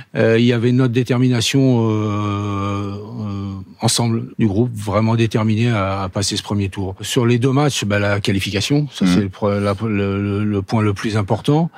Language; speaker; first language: French; native; French